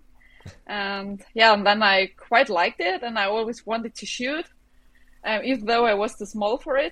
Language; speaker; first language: English; non-native, fluent; German